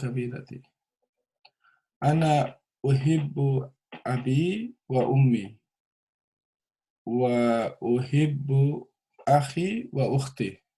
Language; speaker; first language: Arabic; non-native, learner; English